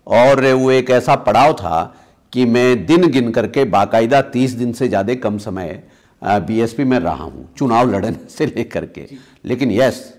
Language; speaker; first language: Hindi; native; Hindi